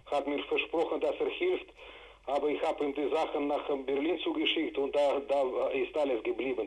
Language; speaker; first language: German; non-native, fluent; Russian